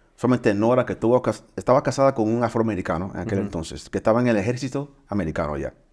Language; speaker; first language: Spanish; early bilingual, heritage; Spanish